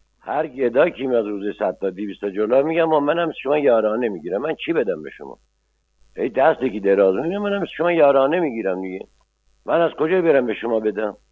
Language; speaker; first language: Persian; non-native, local second language; Azerbaijani